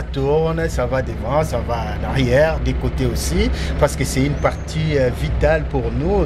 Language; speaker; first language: French; non-native, local second language; Lingala